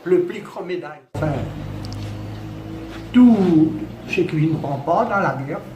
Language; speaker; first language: French; non-native, local second language; Morisyen